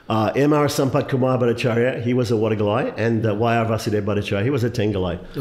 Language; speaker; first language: English; native; English